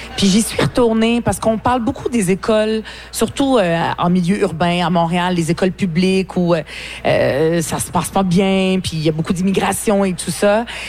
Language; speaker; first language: French; early bilingual, other home language; Arabic